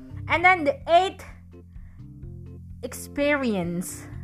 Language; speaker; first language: English; non-native, fluent; Indonesian